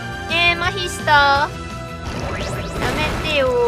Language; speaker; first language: Japanese; native; Japanese